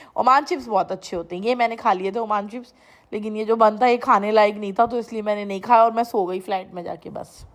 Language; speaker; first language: Urdu; native; Urdu